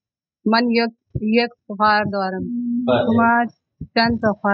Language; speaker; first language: Persian; non-native, learner; Urdu